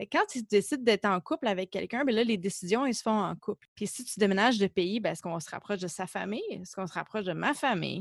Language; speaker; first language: French; native; French